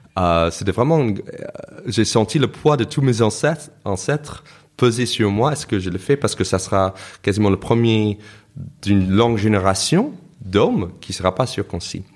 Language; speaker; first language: French; non-native, fluent; English